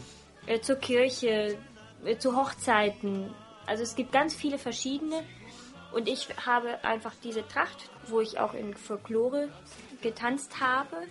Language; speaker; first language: German; early bilingual, other home language; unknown